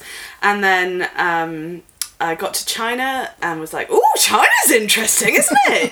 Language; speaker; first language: English; native; English